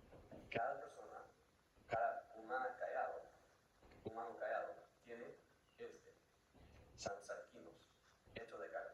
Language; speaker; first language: Spanish; non-native, fluent; English